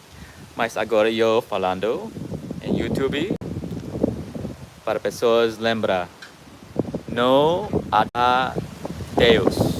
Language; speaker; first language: Portuguese; non-native, learner; English